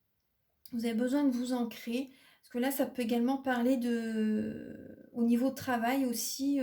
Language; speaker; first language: French; native; French